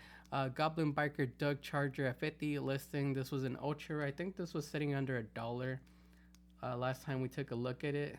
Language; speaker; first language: English; native; English